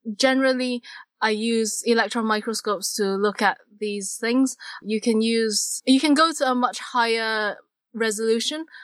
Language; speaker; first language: English; non-native, local second language; Cantonese